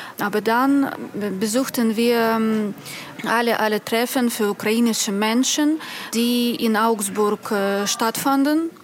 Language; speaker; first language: German; non-native, learner; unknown